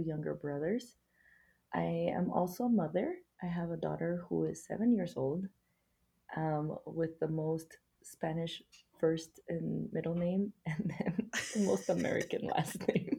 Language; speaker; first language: English; early bilingual, other home language; Spanish